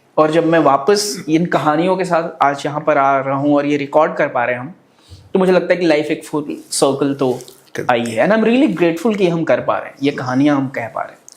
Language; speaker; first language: Hindi; non-native, local second language; Bhojpuri